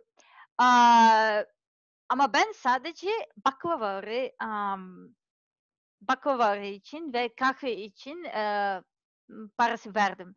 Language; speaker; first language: Turkish; non-native, learner; Serbian